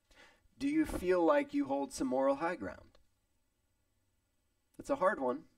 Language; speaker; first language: English; native; English